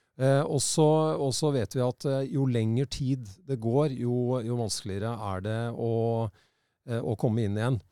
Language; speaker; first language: Norwegian; native; Norwegian